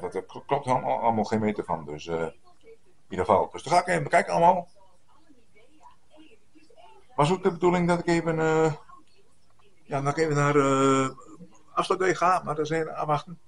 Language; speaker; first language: Dutch; native; Dutch